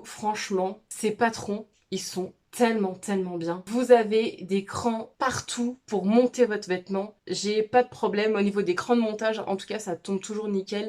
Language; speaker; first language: French; native; French